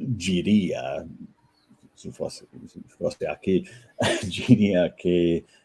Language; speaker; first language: Portuguese; non-native, fluent; English